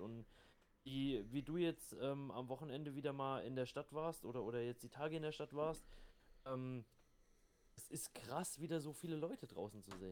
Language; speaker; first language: German; native; German